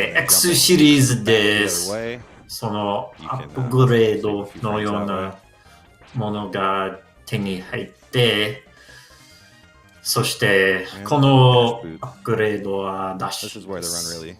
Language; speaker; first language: Japanese; non-native, learner; English